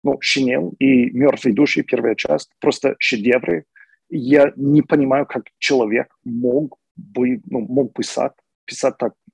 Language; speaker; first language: Russian; non-native, fluent; English